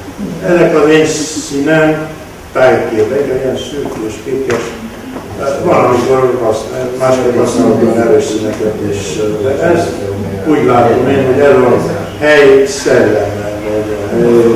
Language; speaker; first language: Hungarian; non-native, local second language; Romanian